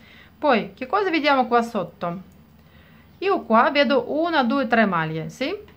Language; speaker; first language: Italian; non-native, fluent; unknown